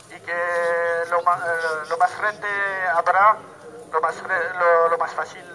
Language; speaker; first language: Spanish; non-native, learner; French